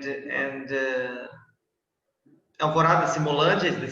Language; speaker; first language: English; non-native, fluent; Portuguese